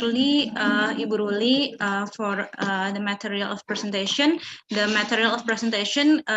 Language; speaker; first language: English; non-native, fluent; Indonesian